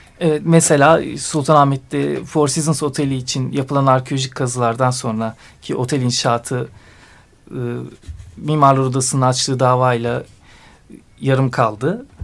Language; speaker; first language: Turkish; native; Turkish